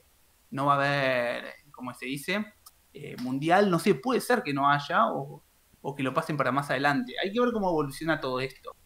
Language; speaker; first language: Spanish; native; Spanish